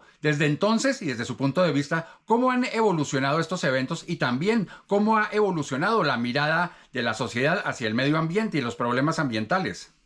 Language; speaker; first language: Spanish; native; Spanish